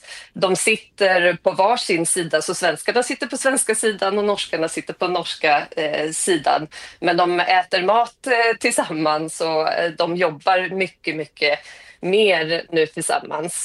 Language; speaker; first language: Swedish; native; Swedish